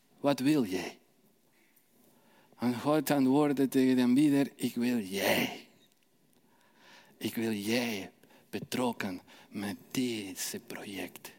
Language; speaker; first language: Dutch; non-native, fluent; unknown